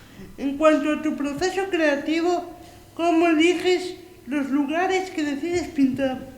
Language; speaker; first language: Spanish; native; Spanish